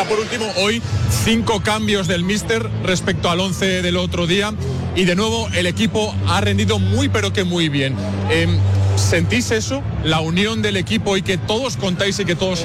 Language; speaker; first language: Spanish; native; Spanish